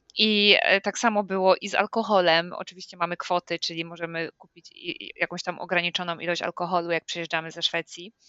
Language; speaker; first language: Polish; native; Polish